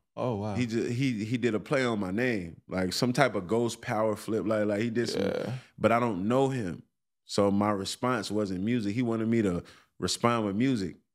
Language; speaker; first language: English; native; English